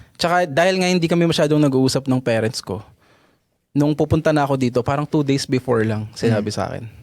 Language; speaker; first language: Filipino; native; Filipino